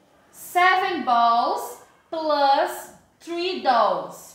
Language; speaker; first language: English; non-native, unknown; Portuguese